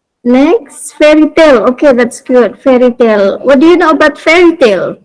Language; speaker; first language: English; non-native, learner; Indonesian